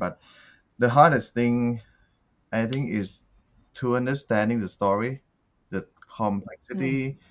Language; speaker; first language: English; non-native, learner; Thai